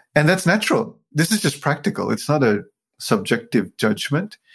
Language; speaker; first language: English; non-native, local second language; Sinhala